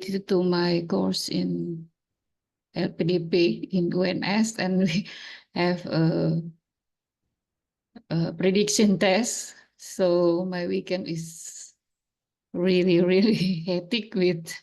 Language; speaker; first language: English; non-native, learner; Indonesian